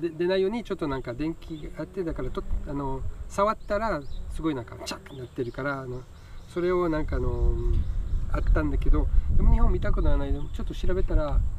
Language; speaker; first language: Japanese; non-native, learner; French